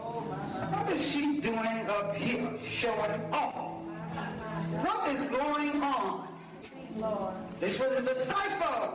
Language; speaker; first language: English; native; English